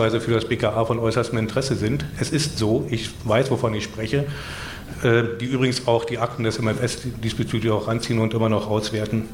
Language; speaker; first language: German; native; German